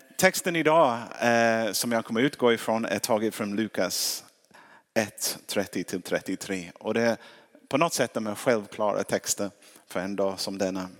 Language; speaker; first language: Swedish; non-native, fluent; English